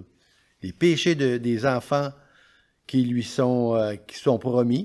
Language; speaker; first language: French; native; French